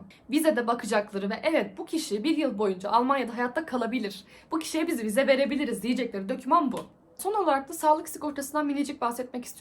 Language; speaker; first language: Turkish; native; Turkish